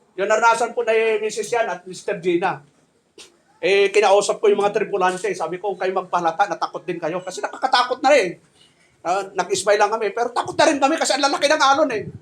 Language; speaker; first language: Filipino; native; Filipino